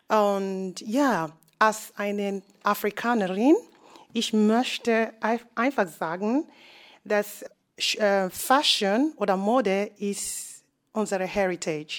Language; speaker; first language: German; non-native, learner; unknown